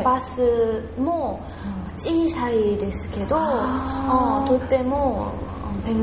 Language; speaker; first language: Japanese; non-native, learner; Korean